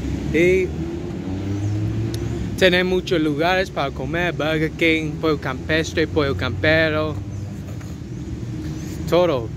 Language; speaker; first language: Spanish; non-native, learner; English